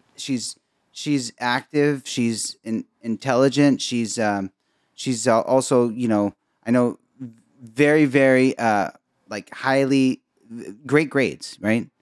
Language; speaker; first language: English; native; English